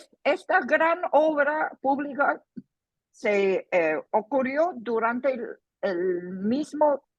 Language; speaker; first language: Spanish; non-native, fluent; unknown